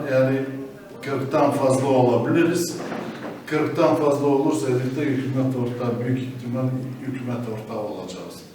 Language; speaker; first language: Turkish; native; Turkish